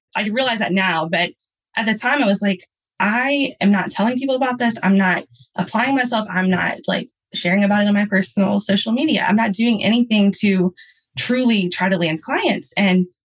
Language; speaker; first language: English; native; English